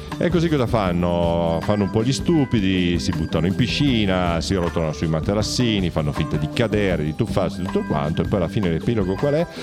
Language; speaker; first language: Italian; native; Italian